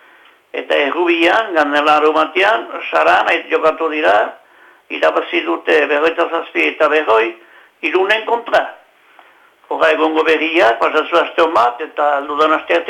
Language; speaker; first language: Basque; native; Basque